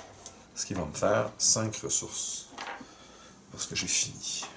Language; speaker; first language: French; native; French